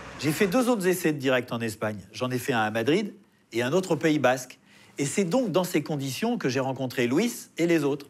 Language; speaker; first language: French; native; French